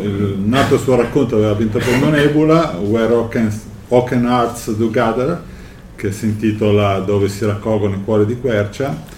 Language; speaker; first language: Italian; native; Italian